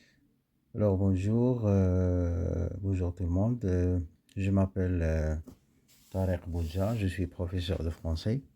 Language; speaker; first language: French; non-native, local second language; Arabic